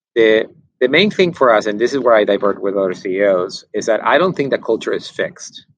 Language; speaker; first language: English; non-native, fluent; Spanish